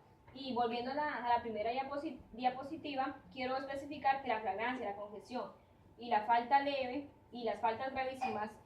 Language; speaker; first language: Spanish; native; Spanish